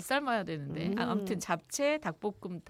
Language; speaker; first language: Korean; native; Korean